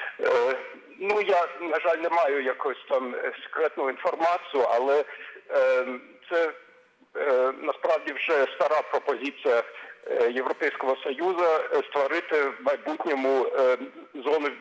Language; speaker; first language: Ukrainian; non-native, fluent; German